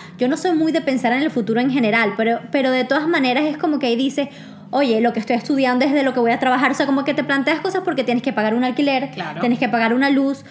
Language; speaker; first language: Spanish; native; Spanish